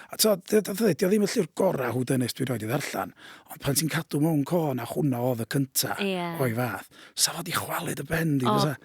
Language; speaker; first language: Welsh; native; Welsh